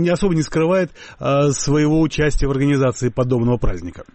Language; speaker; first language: Russian; native; Russian